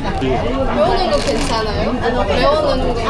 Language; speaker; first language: Korean; non-native, learner; Chinese